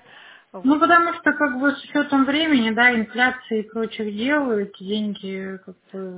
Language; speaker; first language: Russian; native; Russian